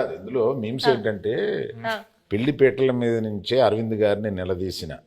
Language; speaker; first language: Telugu; native; Telugu